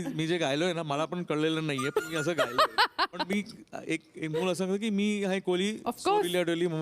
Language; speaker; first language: Marathi; non-native, local second language; Tamil